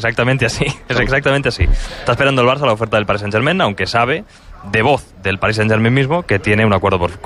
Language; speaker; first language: Spanish; native; Spanish